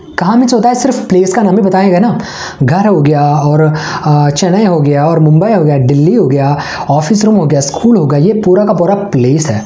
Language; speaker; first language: Hindi; non-native, local second language; Tamil